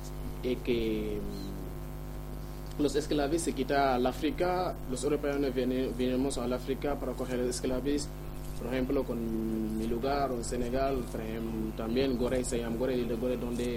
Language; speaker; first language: Spanish; non-native, learner; Wolof